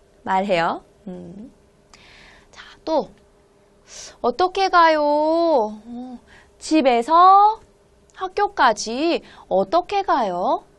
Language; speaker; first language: Korean; non-native, fluent; Hmong